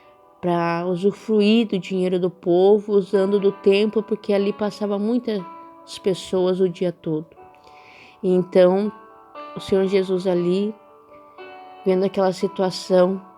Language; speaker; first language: Portuguese; native; Portuguese